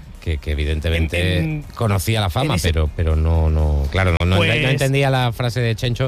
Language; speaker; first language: Spanish; native; Spanish